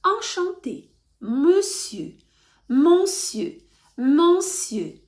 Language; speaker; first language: French; non-native, fluent; Ukrainian